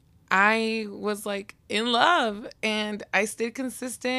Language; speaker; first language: English; early bilingual, other home language; Spanish